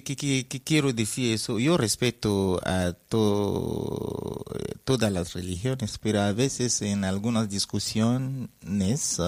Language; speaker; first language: Spanish; non-native, fluent; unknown